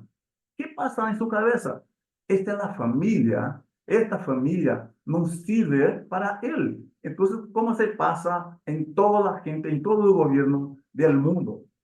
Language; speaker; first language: Spanish; non-native, learner; Portuguese